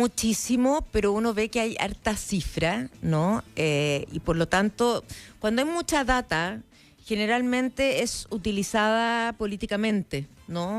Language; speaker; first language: Spanish; native; Spanish